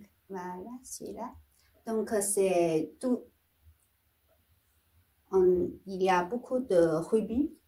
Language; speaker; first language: French; non-native, fluent; Chinese